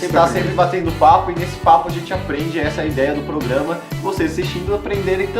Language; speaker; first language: Portuguese; native; Portuguese